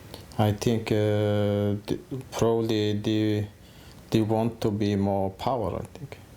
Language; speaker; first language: English; non-native, fluent; Mongolian